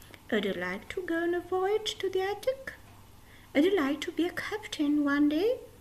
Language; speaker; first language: English; non-native, fluent; Albanian